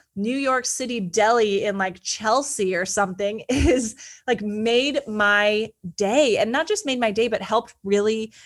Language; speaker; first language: English; native; English